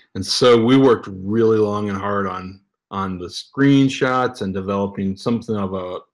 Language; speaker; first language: English; native; English